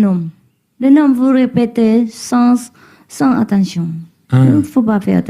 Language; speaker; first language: French; non-native, learner; Chinese